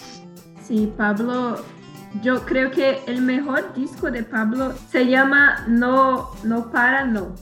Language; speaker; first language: Spanish; non-native, learner; Portuguese